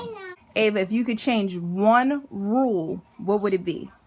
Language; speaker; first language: English; native; English